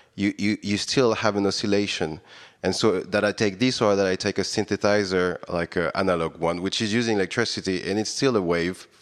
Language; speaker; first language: English; non-native, fluent; French